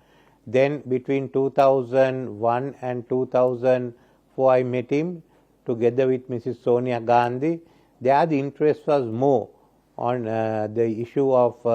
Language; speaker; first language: English; non-native, local second language; Sinhala